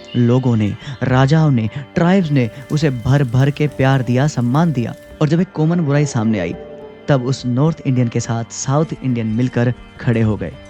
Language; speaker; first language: Hindi; native; Hindi